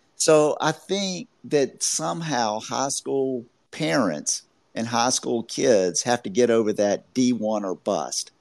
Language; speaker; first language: English; native; English